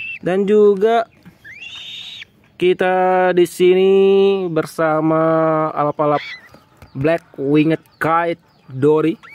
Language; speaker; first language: Indonesian; native; Indonesian